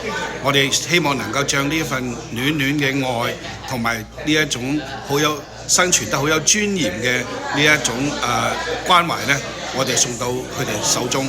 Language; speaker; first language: Cantonese; native; Cantonese